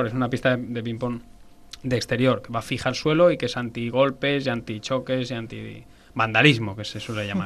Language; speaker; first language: Spanish; native; Spanish